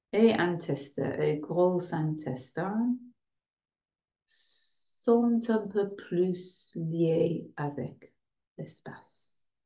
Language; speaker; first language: French; non-native, fluent; English